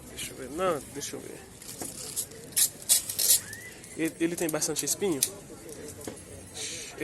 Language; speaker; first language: Portuguese; non-native, fluent; Haitian Creole